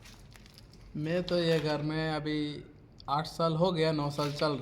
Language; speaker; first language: Hindi; non-native, fluent; Bangla